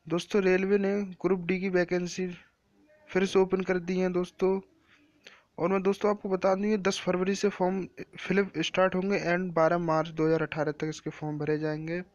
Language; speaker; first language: Hindi; native; Hindi